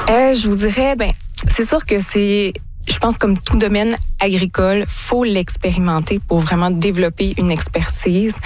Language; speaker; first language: French; native; French